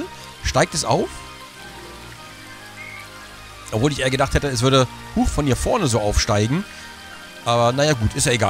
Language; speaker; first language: German; native; German